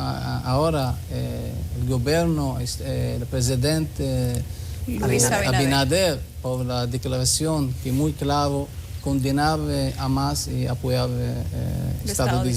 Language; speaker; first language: Spanish; non-native, learner; Hebrew